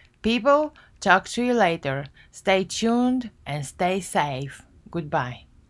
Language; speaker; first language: English; non-native, fluent; Bulgarian